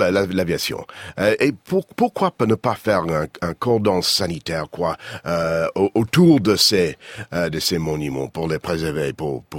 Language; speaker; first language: French; non-native, fluent; English